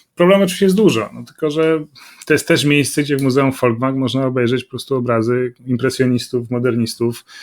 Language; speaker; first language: Polish; native; Polish